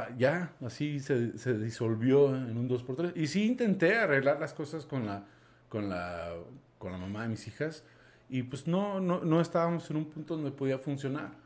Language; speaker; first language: Spanish; non-native, fluent; English